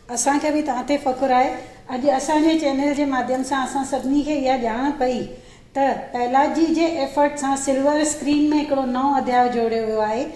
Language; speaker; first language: Sindhi; native; Sindhi